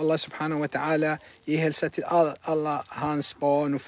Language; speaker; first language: Swedish; non-native, fluent; Arabic